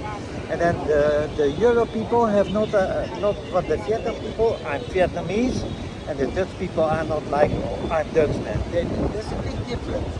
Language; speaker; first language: English; non-native, learner; Dutch